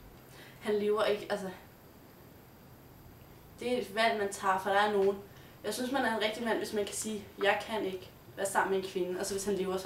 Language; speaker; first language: Danish; native; Danish